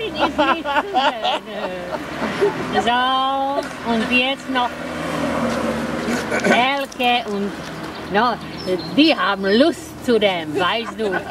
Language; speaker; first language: German; non-native, learner; Czech